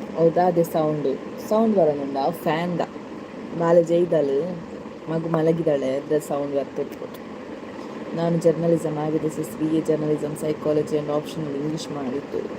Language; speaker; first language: Kannada; non-native, local second language; Tulu